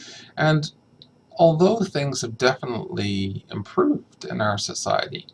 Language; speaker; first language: English; native; English